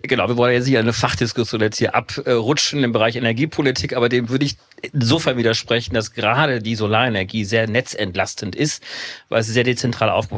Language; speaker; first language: German; native; German